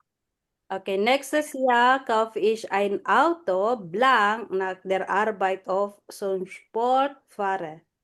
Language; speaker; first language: German; non-native, fluent; Filipino